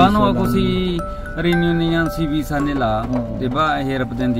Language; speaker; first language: Filipino; non-native, local second language; Punjabi